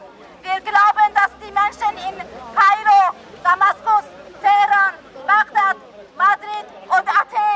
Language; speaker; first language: German; non-native, learner; Persian